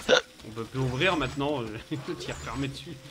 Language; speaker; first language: French; native; French